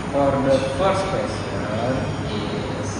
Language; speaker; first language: English; non-native, learner; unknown